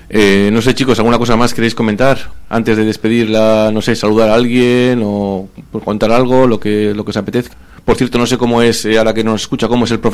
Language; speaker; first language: Spanish; native; Spanish